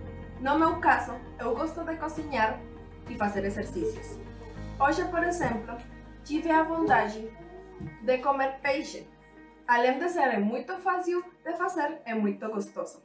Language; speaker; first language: Portuguese; non-native, learner; Spanish